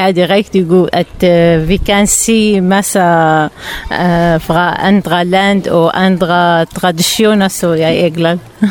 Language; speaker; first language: Danish; non-native, learner; Arabic